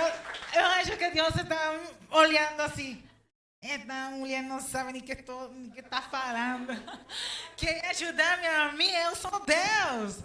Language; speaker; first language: Portuguese; non-native, learner; Spanish